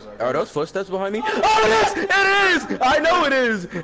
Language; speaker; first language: English; native; English